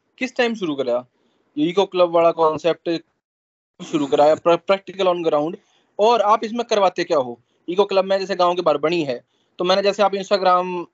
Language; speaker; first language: Hindi; native; Hindi